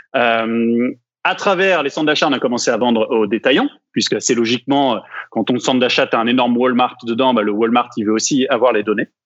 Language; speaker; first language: French; native; French